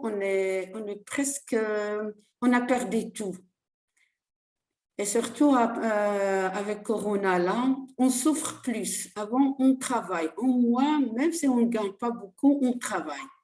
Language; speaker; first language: French; non-native, learner; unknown